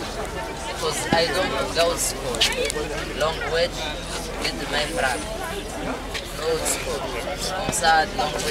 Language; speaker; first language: English; non-native, learner; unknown